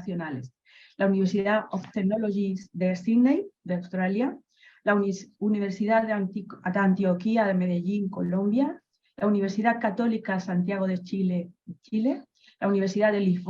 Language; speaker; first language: Spanish; native; Spanish